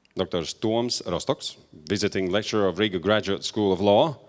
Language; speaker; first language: English; non-native, fluent; Latvian